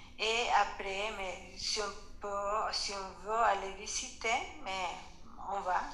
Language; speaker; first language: French; non-native, fluent; Spanish